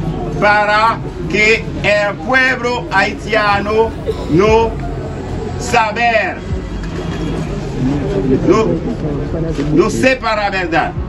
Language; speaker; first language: Spanish; non-native, learner; Haitian Creole